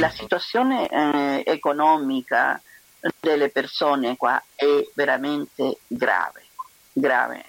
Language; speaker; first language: Italian; non-native, fluent; Spanish